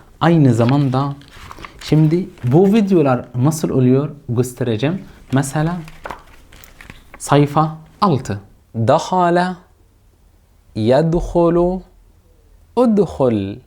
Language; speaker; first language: Turkish; non-native, fluent; Arabic